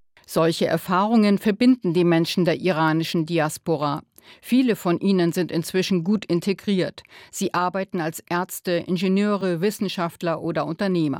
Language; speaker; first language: German; native; German